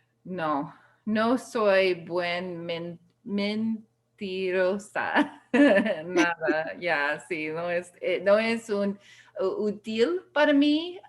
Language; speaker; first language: Spanish; non-native, learner; English